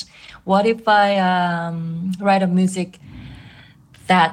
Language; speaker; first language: English; non-native, fluent; Korean